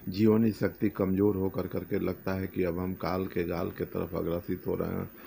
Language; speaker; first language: Hindi; native; Hindi